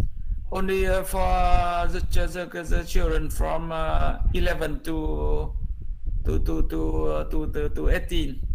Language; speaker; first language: English; non-native, learner; Vietnamese